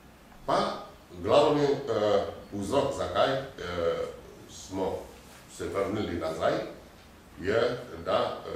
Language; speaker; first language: Slovenian; non-native, fluent; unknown